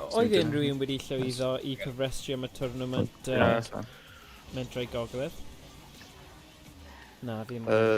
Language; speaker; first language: Welsh; non-native, local second language; English